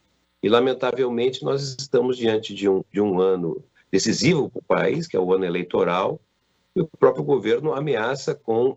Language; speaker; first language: Portuguese; native; Portuguese